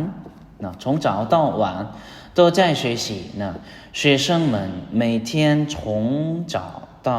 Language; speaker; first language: Chinese; non-native, fluent; Lao